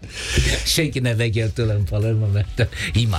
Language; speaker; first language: Hungarian; non-native, fluent; Italian